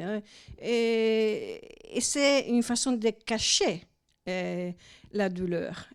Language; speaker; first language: French; non-native, fluent; Italian